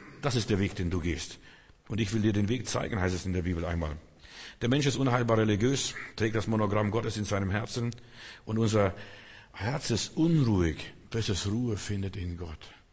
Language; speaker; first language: German; non-native, fluent; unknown